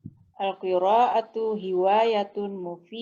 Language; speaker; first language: Arabic; non-native, learner; Indonesian